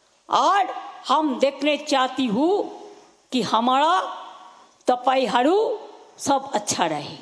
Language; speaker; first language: Hindi; non-native, local second language; Bangla